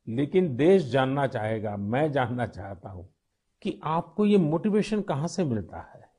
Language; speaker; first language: Hindi; non-native, local second language; Gujarati